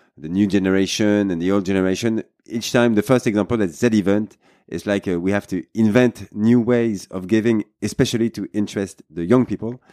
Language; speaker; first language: English; non-native, fluent; French